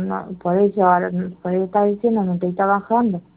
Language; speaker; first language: Spanish; non-native, learner; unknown